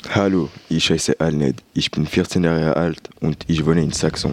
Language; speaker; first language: German; non-native, learner; French